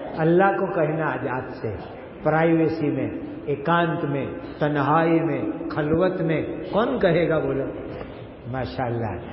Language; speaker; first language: Urdu; non-native, local second language; Gujarati